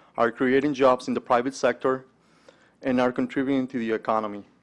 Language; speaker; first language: English; early bilingual, other home language; Spanish